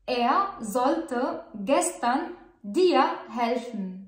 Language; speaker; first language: German; non-native, fluent; Arabic